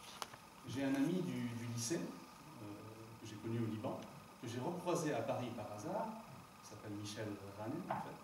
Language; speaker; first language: French; non-native, local second language; Arabic